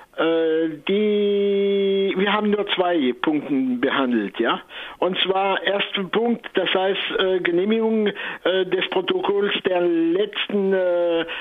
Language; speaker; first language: German; non-native, local second language; French